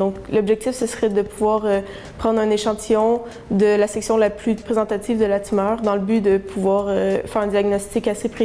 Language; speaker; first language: French; native; French